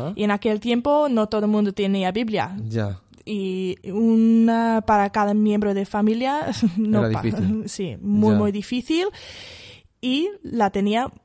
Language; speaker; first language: Spanish; non-native, fluent; English